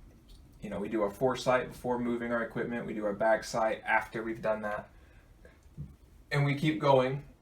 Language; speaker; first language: English; native; English